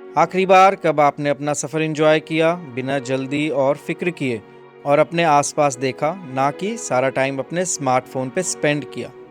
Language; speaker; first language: Hindi; native; Hindi